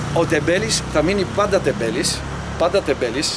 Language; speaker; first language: Greek; early bilingual, heritage; Bulgarian